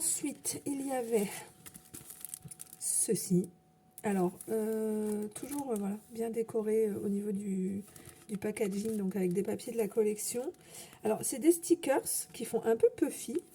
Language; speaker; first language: French; native; French